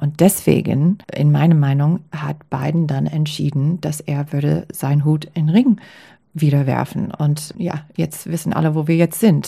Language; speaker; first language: German; non-native, fluent; English